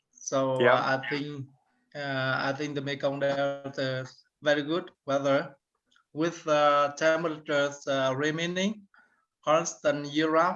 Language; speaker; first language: English; non-native, learner; Vietnamese